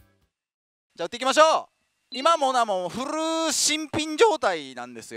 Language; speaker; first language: Japanese; native; Japanese